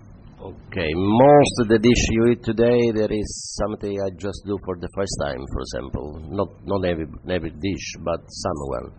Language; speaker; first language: English; non-native, fluent; Italian